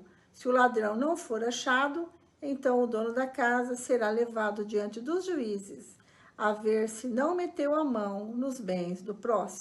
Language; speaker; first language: Portuguese; native; Portuguese